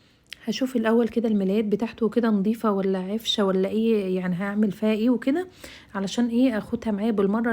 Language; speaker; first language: Arabic; native; Arabic